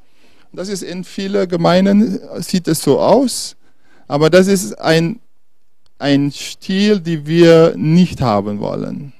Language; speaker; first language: German; non-native, fluent; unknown